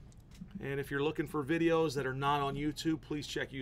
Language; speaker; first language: English; native; English